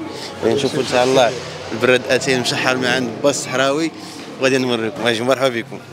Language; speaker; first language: Arabic; native; Arabic